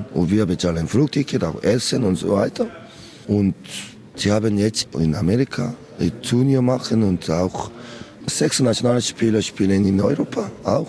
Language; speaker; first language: German; non-native, learner; Korean